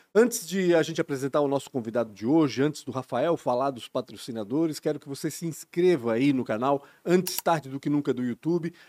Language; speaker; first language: Portuguese; native; Portuguese